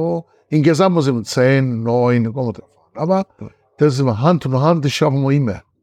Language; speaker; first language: German; non-native, learner; Italian